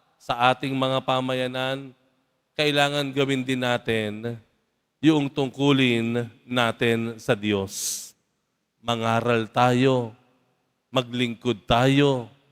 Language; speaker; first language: Filipino; native; Filipino